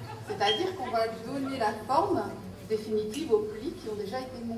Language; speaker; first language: French; native; French